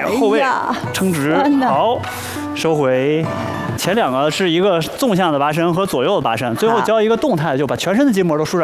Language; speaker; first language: Chinese; native; Chinese